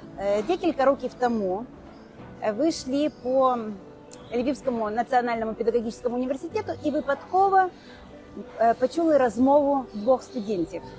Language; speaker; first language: Ukrainian; non-native, local second language; Russian